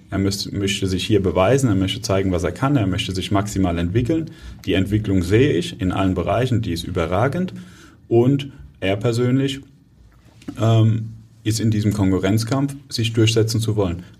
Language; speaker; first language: German; native; German